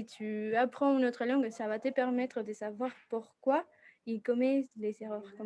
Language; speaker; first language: French; non-native, fluent; Spanish